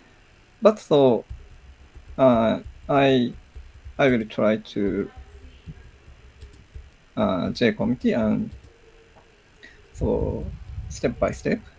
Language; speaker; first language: English; non-native, learner; Japanese